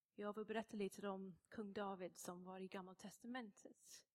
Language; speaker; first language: Swedish; non-native, fluent; English